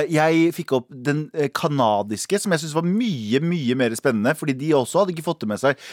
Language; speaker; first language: Norwegian; early bilingual, other home language; Kurdish